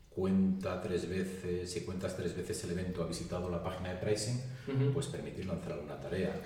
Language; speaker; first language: Spanish; native; Spanish